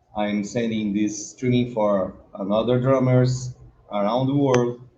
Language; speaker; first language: English; non-native, learner; Portuguese